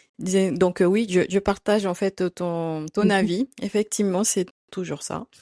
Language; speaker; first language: French; non-native, fluent; Spanish